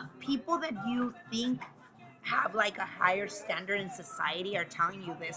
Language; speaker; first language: English; early bilingual, other home language; Spanish